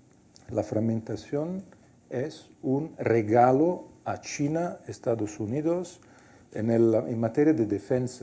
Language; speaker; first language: Spanish; non-native, fluent; Italian